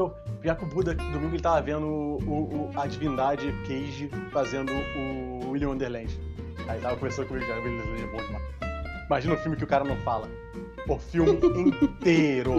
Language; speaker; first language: Portuguese; native; Portuguese